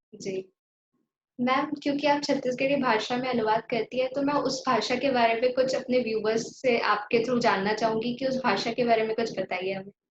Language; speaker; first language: Hindi; native; Hindi